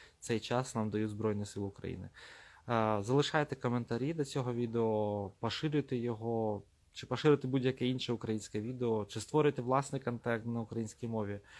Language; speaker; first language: Ukrainian; non-native, local second language; Russian